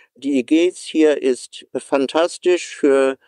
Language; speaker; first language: German; native; German